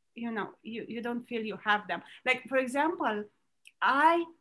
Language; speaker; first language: English; non-native, fluent; Romanian